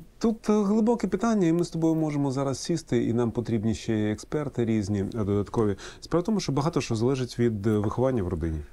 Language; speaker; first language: Ukrainian; non-native, local second language; Russian